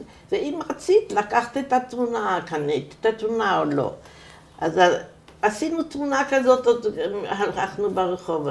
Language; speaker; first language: Hebrew; non-native, fluent; German